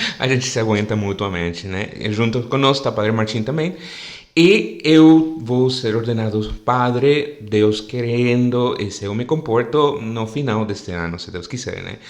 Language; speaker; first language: Portuguese; non-native, fluent; Spanish